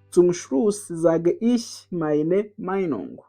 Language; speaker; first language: German; non-native, learner; Kinyarwanda